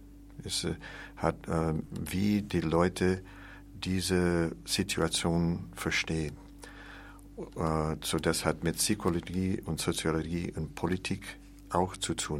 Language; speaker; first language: German; non-native, learner; English